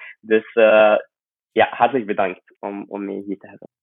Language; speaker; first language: Dutch; non-native, fluent; Arabic